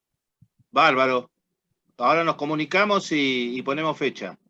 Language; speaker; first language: Spanish; native; Spanish